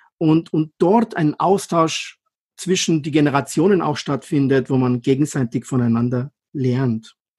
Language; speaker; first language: German; non-native, fluent; Persian